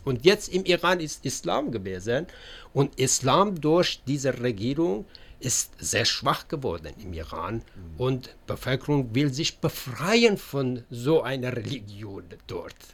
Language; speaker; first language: German; non-native, learner; Persian